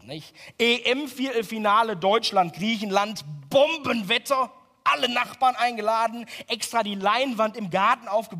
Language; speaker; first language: German; native; German